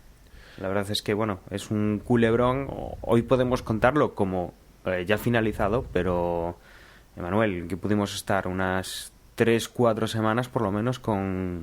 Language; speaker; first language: Spanish; native; Spanish